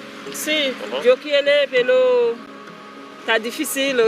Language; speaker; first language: Spanish; non-native, learner; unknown